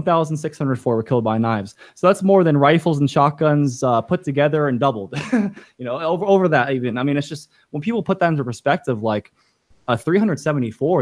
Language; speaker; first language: English; native; English